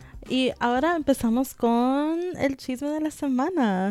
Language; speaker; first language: Spanish; early bilingual, heritage; Spanish